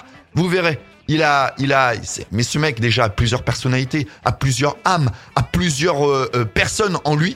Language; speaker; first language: French; native; French